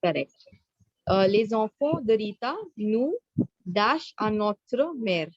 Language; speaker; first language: French; non-native, fluent; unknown